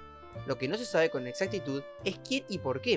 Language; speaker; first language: Spanish; native; Spanish